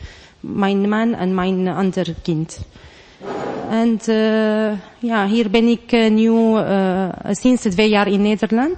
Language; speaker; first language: Dutch; non-native, learner; Arabic